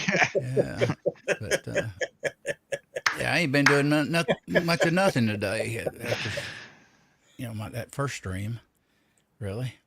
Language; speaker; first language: English; native; English